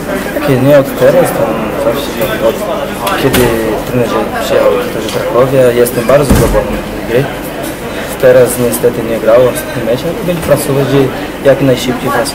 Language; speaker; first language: Polish; non-native, learner; Portuguese